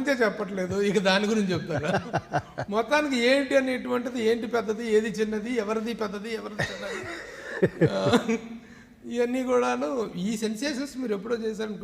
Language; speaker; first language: Telugu; native; Telugu